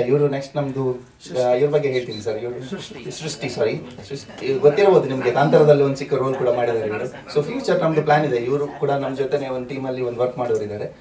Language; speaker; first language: Kannada; non-native, local second language; Tulu